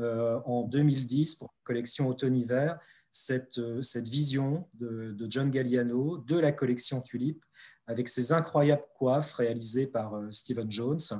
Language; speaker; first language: French; native; French